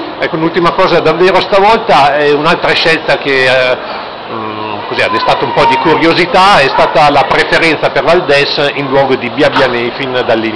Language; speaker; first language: Italian; native; Italian